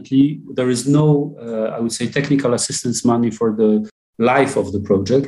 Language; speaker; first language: English; non-native, fluent; Polish